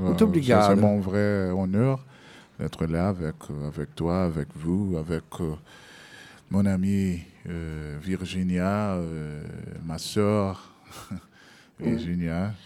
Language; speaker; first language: French; non-native, learner; Portuguese